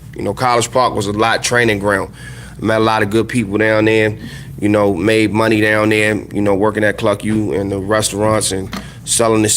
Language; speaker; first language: English; native; English